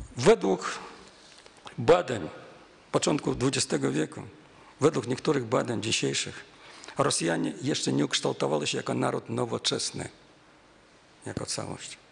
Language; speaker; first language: Polish; non-native, fluent; Russian